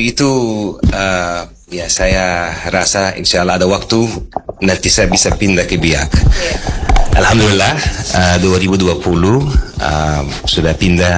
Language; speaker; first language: Indonesian; non-native, fluent; Arabic